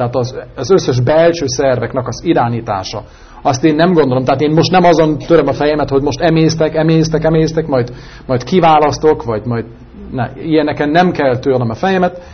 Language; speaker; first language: Hungarian; non-native, fluent; German